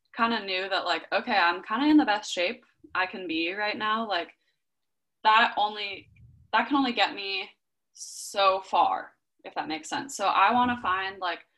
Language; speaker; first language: English; native; English